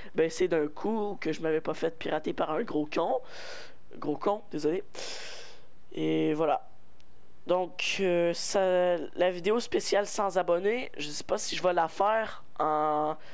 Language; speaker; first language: French; native; French